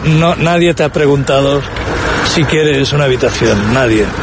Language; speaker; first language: Spanish; native; Spanish